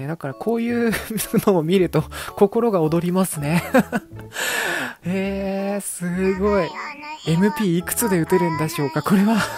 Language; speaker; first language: Japanese; native; Japanese